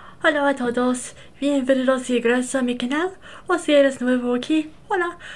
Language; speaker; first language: Spanish; non-native, learner; English